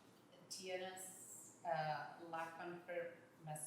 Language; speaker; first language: Spanish; non-native, learner; Russian